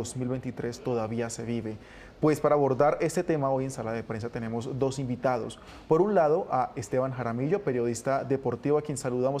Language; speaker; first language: Spanish; native; Spanish